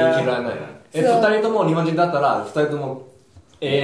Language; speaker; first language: Japanese; non-native, fluent; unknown